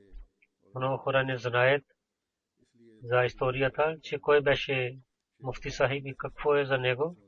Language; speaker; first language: Bulgarian; non-native, learner; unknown